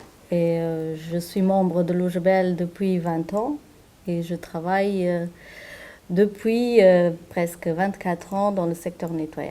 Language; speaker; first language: French; non-native, fluent; Portuguese